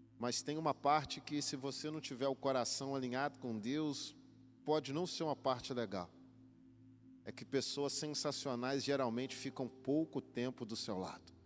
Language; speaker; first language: Portuguese; native; Portuguese